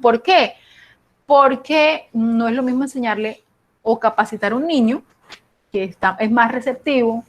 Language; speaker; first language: Spanish; native; Spanish